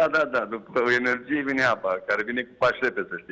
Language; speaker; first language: Romanian; native; Romanian